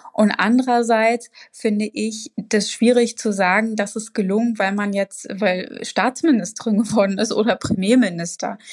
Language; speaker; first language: German; early bilingual, other home language; Arabic